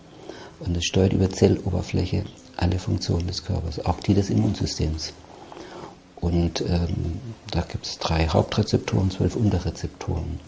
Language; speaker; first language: German; native; German